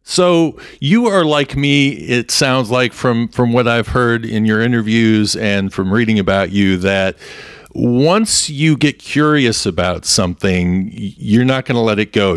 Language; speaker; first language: English; native; English